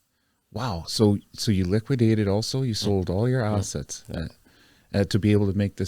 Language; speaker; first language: English; native; English